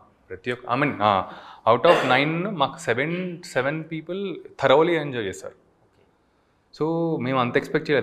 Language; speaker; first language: Telugu; native; Telugu